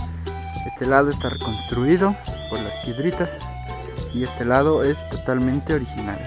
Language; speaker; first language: Spanish; native; Spanish